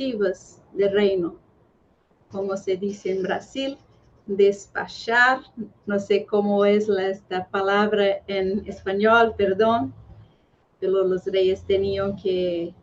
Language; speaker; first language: Spanish; non-native, fluent; Portuguese